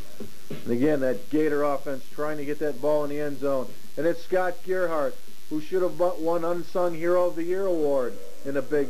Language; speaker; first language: English; native; English